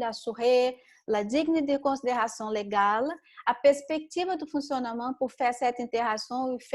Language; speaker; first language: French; non-native, learner; Portuguese